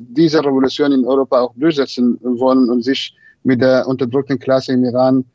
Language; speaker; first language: German; non-native, fluent; Persian